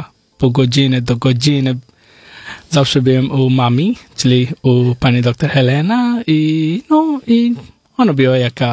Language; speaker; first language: Polish; non-native, learner; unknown